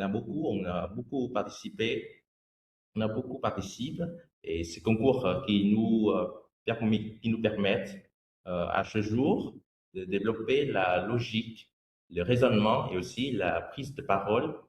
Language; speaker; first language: French; non-native, fluent; Vietnamese